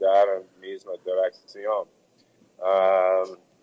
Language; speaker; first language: Portuguese; non-native, fluent; English